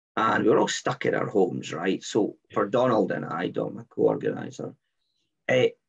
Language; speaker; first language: English; native; English